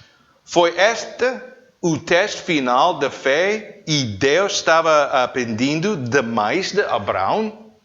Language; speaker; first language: Portuguese; non-native, learner; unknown